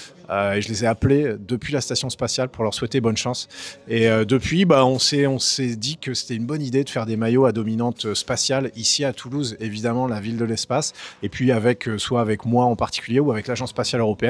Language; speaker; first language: French; native; French